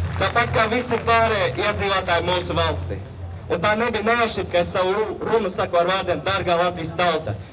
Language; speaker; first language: Latvian; non-native, local second language; Russian